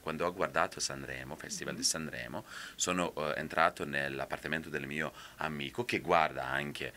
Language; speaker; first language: Italian; non-native, fluent; Serbian